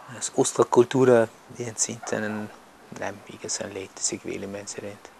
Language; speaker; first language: Hungarian; non-native, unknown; German